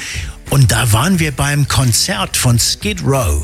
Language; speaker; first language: German; native; German